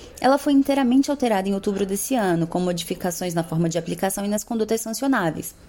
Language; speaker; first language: Portuguese; native; Portuguese